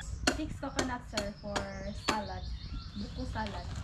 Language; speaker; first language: English; non-native, learner; Filipino